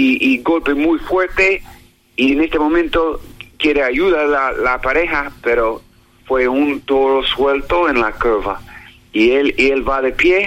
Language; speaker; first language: Spanish; non-native, learner; English